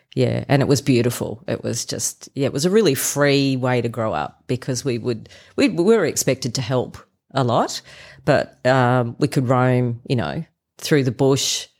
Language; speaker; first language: English; non-native, local second language; German